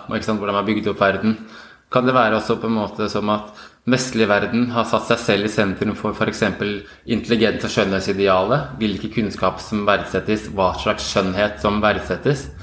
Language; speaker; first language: Norwegian; native; Norwegian